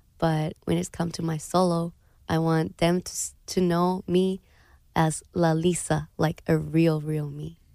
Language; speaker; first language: English; non-native, fluent; Thai